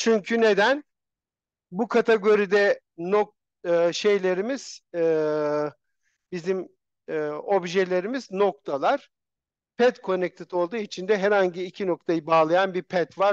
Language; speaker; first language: Turkish; native; Turkish